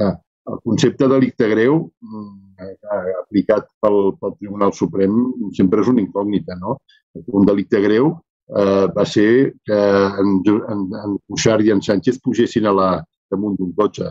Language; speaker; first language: Catalan; native; Catalan